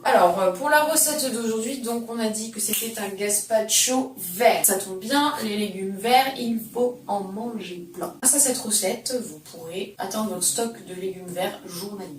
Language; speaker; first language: French; native; French